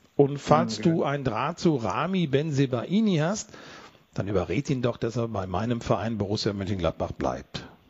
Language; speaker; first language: German; native; German